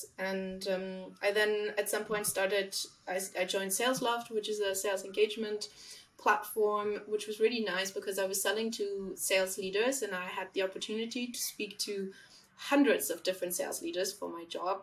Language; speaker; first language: English; non-native, fluent; German